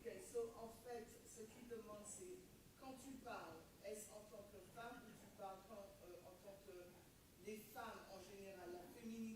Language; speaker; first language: French; native; French